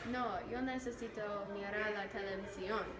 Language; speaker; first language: Spanish; non-native, learner; English